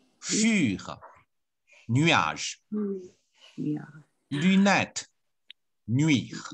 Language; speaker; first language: French; non-native, fluent; Chinese